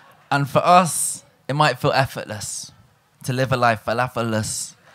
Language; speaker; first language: English; native; English